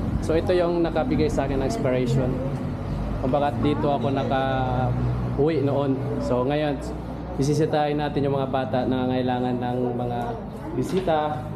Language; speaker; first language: Filipino; non-native, local second language; Maranao